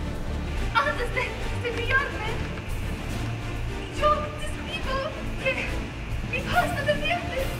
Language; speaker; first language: Spanish; non-native, learner; English